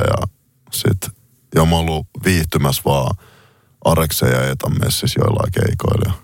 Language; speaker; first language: Finnish; native; Finnish